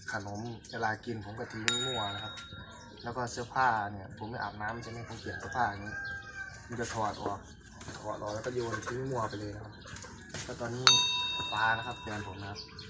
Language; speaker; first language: Thai; native; Thai